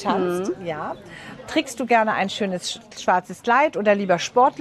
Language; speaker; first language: German; native; German